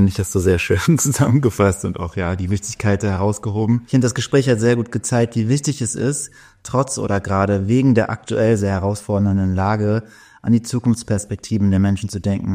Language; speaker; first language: German; native; German